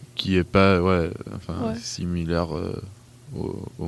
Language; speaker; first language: French; non-native, fluent; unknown